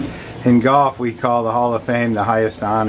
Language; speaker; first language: English; native; English